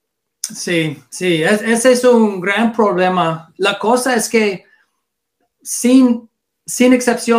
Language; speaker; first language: Spanish; non-native, learner; English